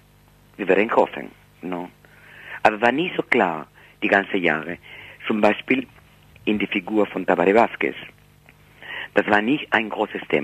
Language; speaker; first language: German; non-native, fluent; Spanish